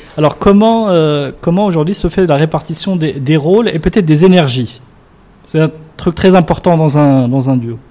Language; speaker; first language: French; non-native, local second language; Arabic